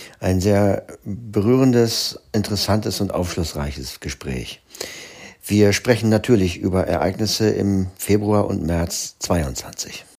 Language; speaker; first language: German; native; German